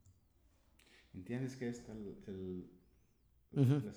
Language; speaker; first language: Spanish; non-native, fluent; English